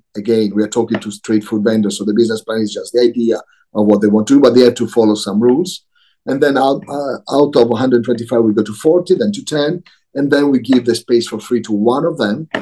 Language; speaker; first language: English; non-native, fluent; Italian